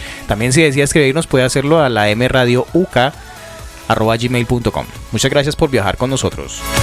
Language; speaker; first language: Spanish; native; Spanish